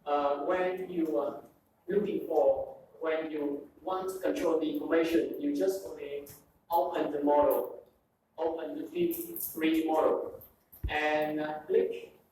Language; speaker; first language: English; non-native, fluent; Vietnamese